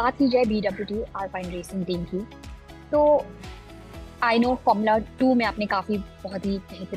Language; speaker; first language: Hindi; native; Hindi